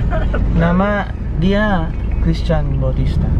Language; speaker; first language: Indonesian; non-native, learner; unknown